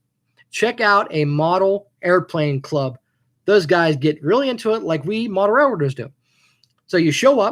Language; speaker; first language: English; native; English